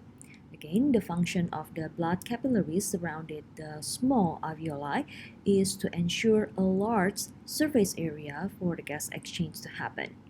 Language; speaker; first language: English; non-native, fluent; Indonesian